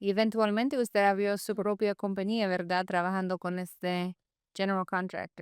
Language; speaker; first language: Spanish; non-native, fluent; English